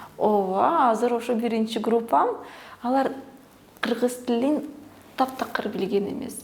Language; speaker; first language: Kyrgyz; early bilingual, other home language; Russian